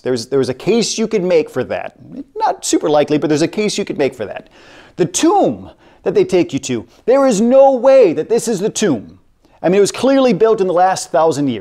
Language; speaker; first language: English; native; English